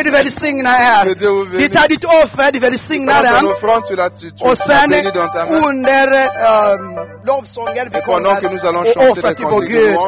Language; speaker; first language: Swedish; non-native, learner; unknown